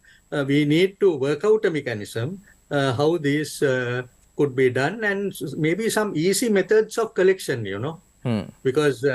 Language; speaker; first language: English; non-native, local second language; Sinhala